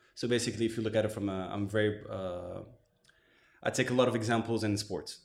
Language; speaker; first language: English; non-native, fluent; Arabic